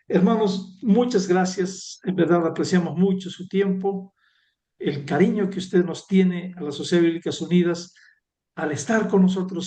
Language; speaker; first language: Spanish; native; Spanish